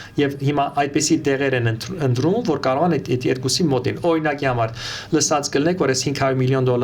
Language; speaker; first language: Armenian; early bilingual, heritage; Armenian